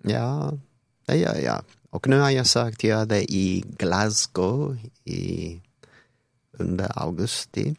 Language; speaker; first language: Swedish; non-native, fluent; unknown